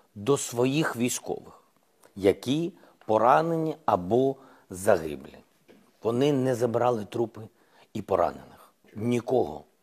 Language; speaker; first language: Ukrainian; non-native, local second language; Russian